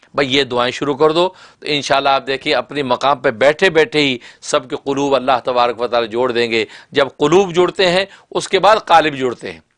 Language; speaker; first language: Urdu; non-native, local second language; Punjabi